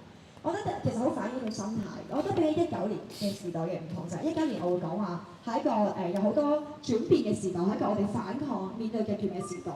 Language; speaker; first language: Cantonese; native; Cantonese